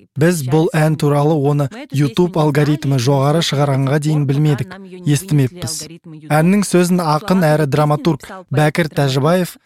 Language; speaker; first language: Kazakh; non-native, local second language; Russian